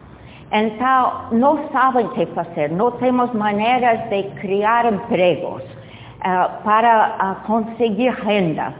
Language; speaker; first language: Portuguese; non-native, fluent; English